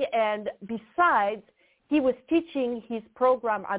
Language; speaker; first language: English; non-native, fluent; French